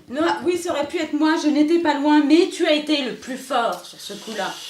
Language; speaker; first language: French; native; French